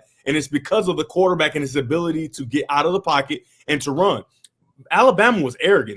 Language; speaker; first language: English; native; English